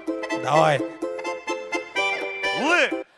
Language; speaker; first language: Russian; non-native, local second language; Kyrgyz